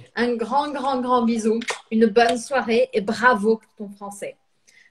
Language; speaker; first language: French; non-native, fluent; Portuguese